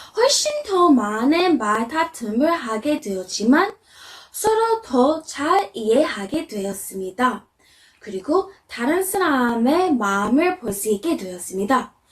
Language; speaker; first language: Korean; non-native, fluent; English